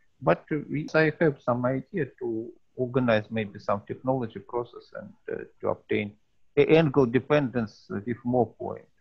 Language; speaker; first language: English; non-native, learner; Russian